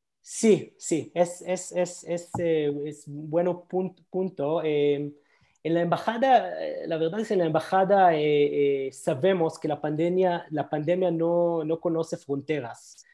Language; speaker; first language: Spanish; non-native, learner; Hebrew